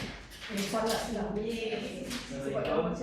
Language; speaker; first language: Malay; native; Malay